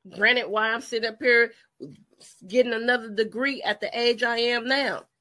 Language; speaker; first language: English; native; English